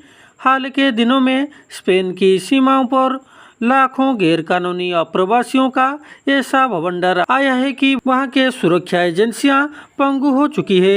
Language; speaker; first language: Hindi; non-native, local second language; Odia